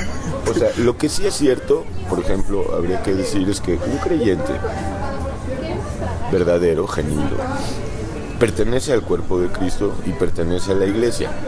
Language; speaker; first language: Spanish; native; Spanish